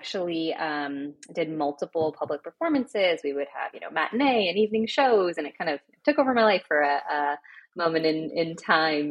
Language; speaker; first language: English; native; English